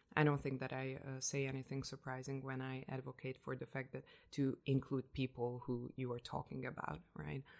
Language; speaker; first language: English; non-native, fluent; Hungarian